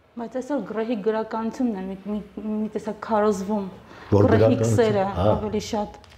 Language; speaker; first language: Armenian; native; Armenian